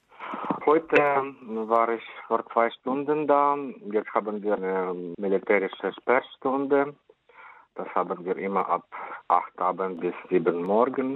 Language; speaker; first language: German; non-native, fluent; Ukrainian